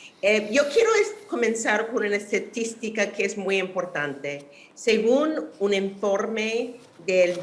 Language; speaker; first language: Spanish; non-native, fluent; English